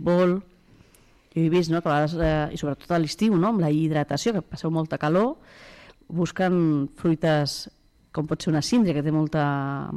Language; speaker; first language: Catalan; native; Catalan